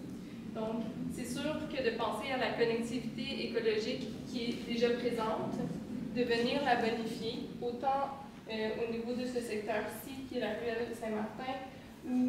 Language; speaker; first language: French; native; French